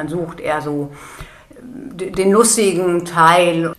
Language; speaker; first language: German; native; German